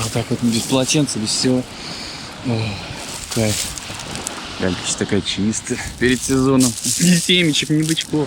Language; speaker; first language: Russian; native; Russian